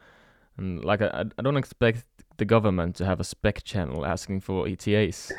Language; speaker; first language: English; non-native, fluent; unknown